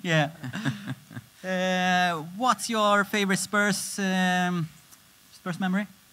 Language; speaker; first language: English; non-native, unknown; Swedish